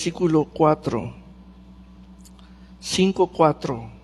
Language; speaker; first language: Spanish; native; Spanish